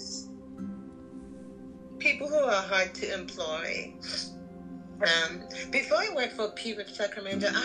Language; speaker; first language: English; non-native, local second language; Zulu